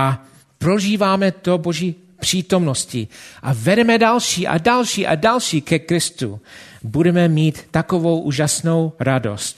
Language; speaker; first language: Czech; non-native, fluent; English